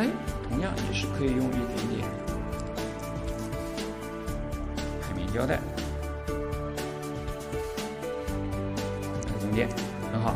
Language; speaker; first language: Chinese; native; Chinese